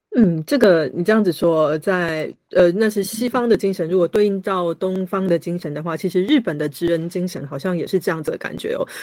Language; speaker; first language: Chinese; native; Chinese